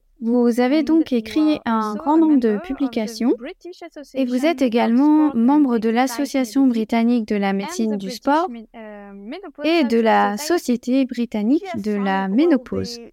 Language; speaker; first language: French; non-native, learner; English